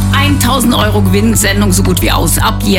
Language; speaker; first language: German; native; German